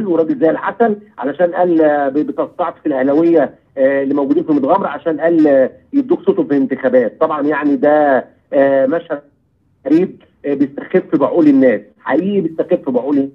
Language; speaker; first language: Arabic; native; Arabic